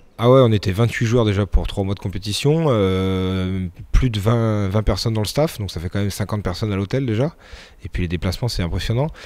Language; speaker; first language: French; native; French